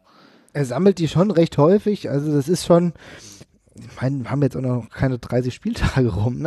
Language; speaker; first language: German; native; German